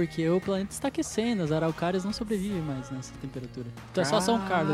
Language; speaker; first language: Portuguese; native; Portuguese